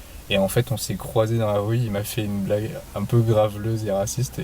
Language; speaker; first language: French; native; French